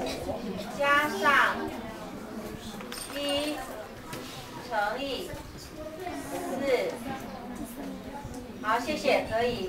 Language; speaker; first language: Chinese; native; Chinese